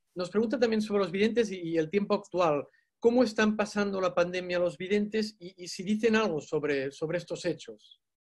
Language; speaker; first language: Spanish; native; Spanish